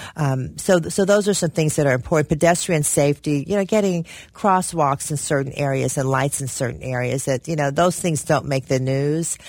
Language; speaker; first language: English; native; English